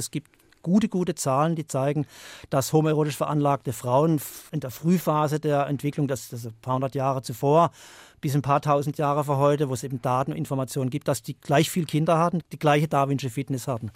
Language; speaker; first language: German; native; German